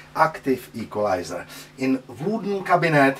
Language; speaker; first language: English; non-native, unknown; Czech